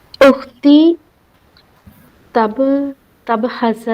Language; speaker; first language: Arabic; non-native, learner; Tamil